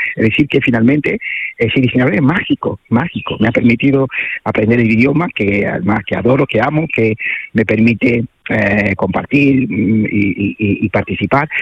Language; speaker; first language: Spanish; non-native, fluent; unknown